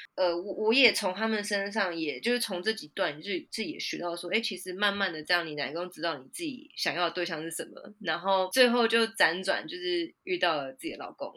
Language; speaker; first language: Chinese; native; Chinese